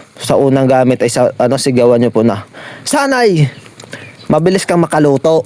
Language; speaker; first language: Filipino; non-native, local second language; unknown